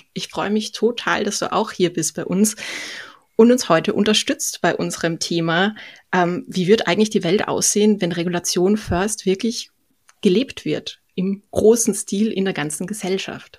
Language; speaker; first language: German; native; German